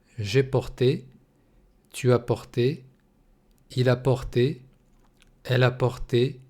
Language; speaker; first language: French; non-native, fluent; Russian